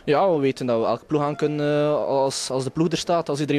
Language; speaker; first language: Dutch; native; Dutch